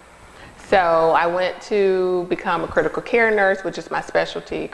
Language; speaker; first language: English; native; English